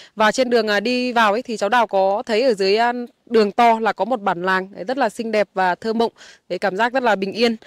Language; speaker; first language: Vietnamese; native; Vietnamese